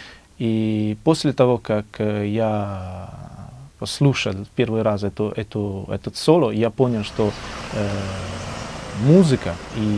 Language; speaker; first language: Russian; non-native, fluent; Italian